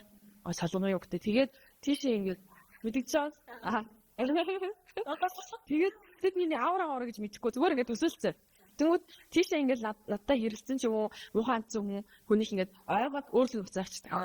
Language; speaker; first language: Mongolian; native; Mongolian